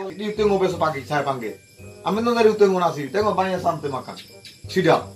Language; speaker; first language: Indonesian; non-native, learner; Bangla